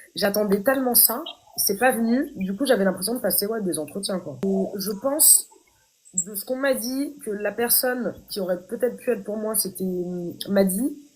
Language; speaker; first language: French; native; French